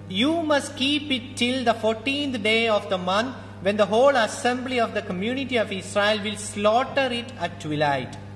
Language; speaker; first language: English; non-native, local second language; Malayalam